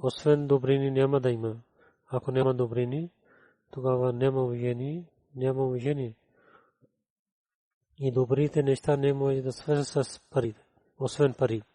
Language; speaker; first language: Bulgarian; non-native, learner; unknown